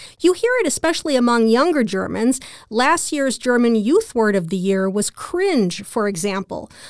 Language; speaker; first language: English; native; English